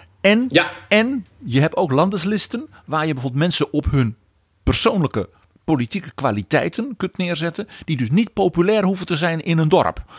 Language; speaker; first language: Dutch; native; Dutch